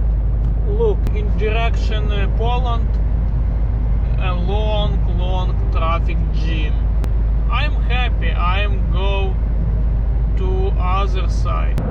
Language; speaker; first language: English; non-native, learner; Polish